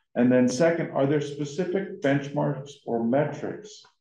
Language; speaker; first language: English; native; English